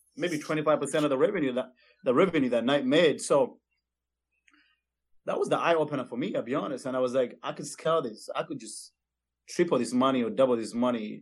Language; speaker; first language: English; non-native, local second language; Kinyarwanda